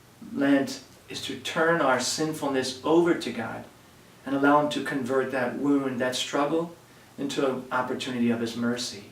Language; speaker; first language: English; native; English